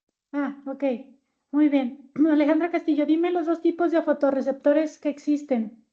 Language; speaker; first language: Spanish; native; Spanish